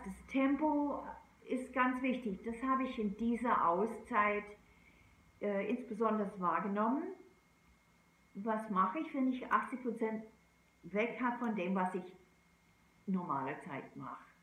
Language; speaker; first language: German; non-native, fluent; English